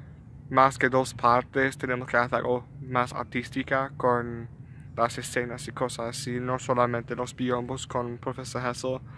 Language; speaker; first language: Spanish; non-native, learner; English